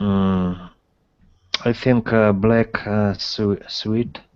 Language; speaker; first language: English; non-native, learner; Russian